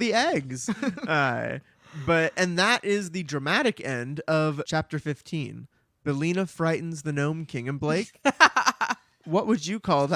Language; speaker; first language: English; native; English